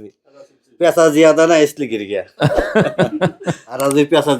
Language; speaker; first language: Hindi; non-native, local second language; Bangla